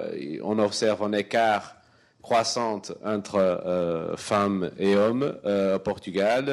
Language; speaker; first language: French; non-native, fluent; Portuguese